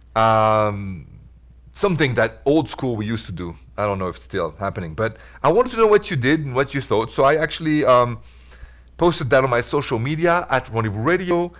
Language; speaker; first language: English; non-native, fluent; French